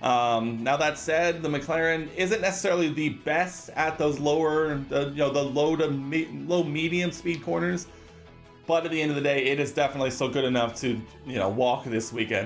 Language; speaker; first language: English; native; English